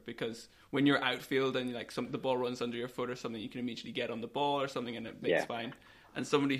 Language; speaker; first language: English; native; English